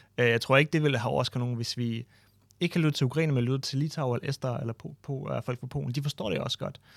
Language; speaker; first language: Danish; non-native, fluent; Ukrainian